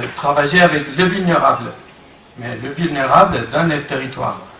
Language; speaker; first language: French; non-native, learner; Spanish